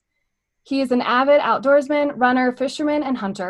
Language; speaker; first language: English; native; English